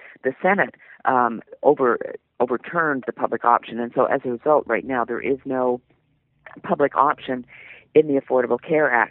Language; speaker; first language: English; native; English